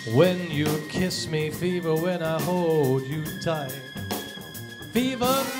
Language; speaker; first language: English; native; English